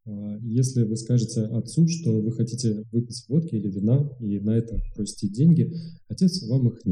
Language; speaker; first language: Russian; native; Russian